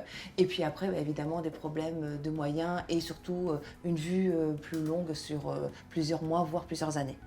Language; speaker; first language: French; native; French